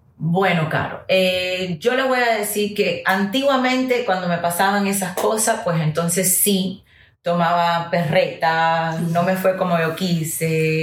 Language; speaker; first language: Spanish; early bilingual, heritage; English